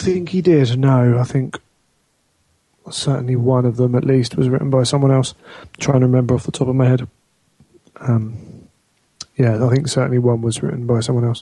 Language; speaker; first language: English; native; English